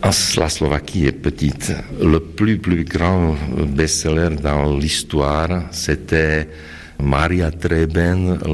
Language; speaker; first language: French; non-native, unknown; Slovak